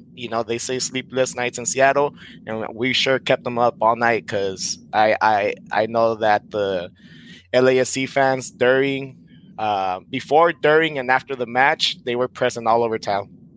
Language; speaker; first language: English; early bilingual, other home language; Spanish